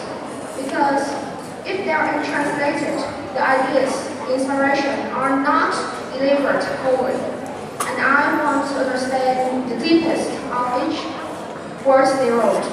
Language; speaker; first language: English; non-native, fluent; Vietnamese